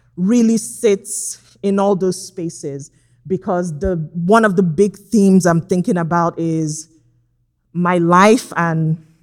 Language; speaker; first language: English; non-native, local second language; Igbo